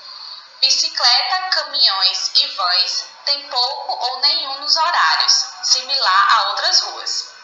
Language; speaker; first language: Portuguese; native; Portuguese